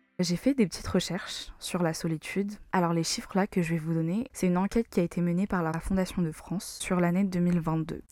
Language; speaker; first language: French; non-native, local second language; Malagasy